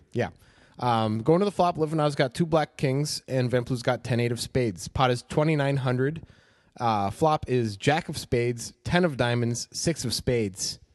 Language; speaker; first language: English; native; English